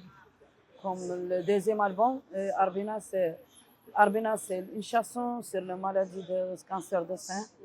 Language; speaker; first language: French; non-native, learner; Arabic